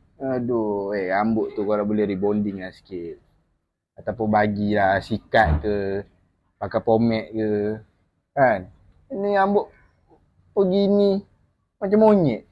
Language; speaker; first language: Malay; native; Malay